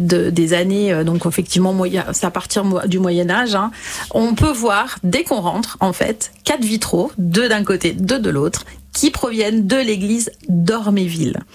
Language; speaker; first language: French; native; French